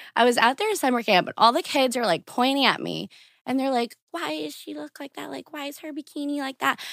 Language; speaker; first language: English; early bilingual, other home language; Portuguese